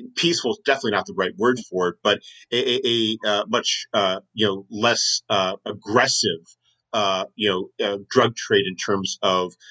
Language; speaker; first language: English; native; English